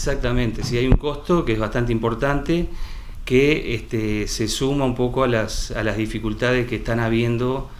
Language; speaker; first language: Spanish; native; Spanish